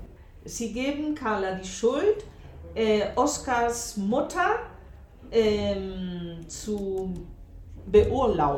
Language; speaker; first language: German; non-native, fluent; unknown